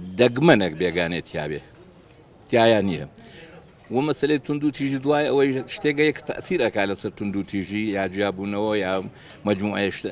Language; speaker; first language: Central Kurdish; non-native, local second language; Gurani